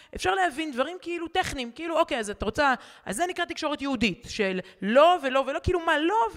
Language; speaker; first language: Hebrew; native; Hebrew